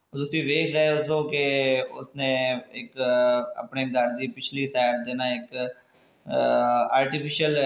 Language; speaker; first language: Urdu; non-native, local second language; Punjabi